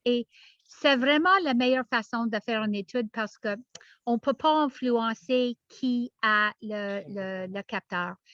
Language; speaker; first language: French; non-native, learner; English